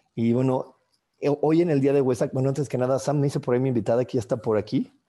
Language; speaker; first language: Spanish; native; Spanish